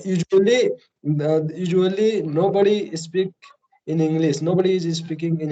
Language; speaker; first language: English; non-native, learner; Hindi